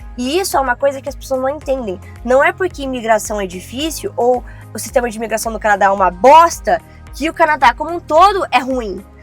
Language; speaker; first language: Portuguese; native; Portuguese